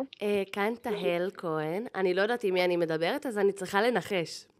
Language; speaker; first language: Hebrew; native; Hebrew